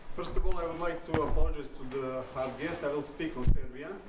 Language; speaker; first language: English; non-native, learner; Serbian